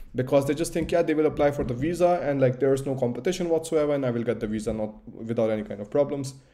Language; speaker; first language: English; non-native, local second language; Hindi